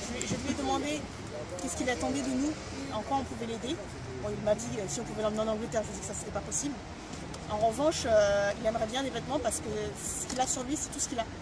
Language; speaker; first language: French; native; French